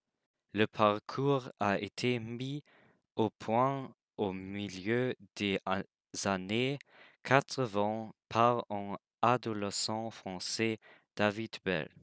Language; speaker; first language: French; non-native, learner; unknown